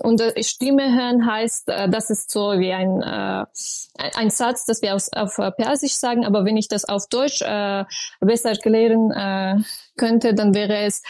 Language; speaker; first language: German; non-native, fluent; Persian